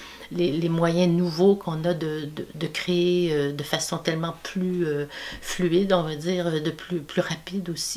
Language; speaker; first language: French; native; French